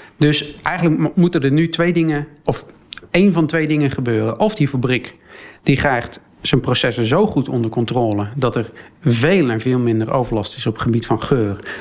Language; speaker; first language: Dutch; early bilingual, other home language; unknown